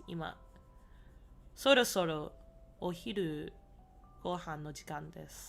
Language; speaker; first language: Japanese; non-native, learner; English